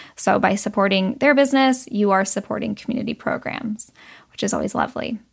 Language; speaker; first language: English; native; English